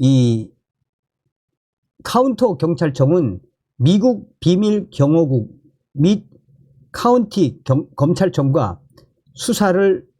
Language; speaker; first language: Korean; native; Korean